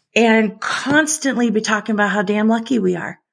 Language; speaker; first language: English; native; English